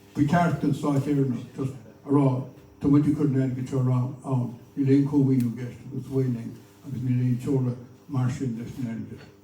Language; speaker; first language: Irish; native; Irish